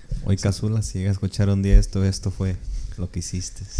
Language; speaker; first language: Spanish; early bilingual, other home language; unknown